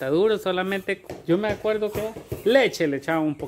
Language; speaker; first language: Spanish; native; Spanish